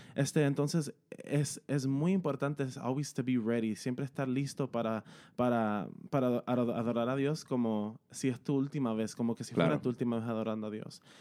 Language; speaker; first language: Spanish; early bilingual, heritage; Spanish